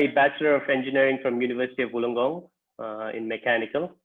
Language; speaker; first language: English; non-native, local second language; Nepali